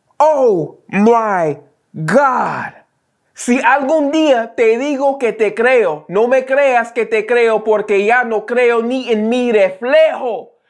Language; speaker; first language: Spanish; non-native, learner; English